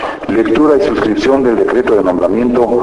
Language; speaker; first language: Spanish; native; Spanish